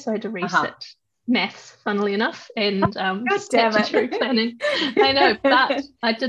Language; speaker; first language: English; native; English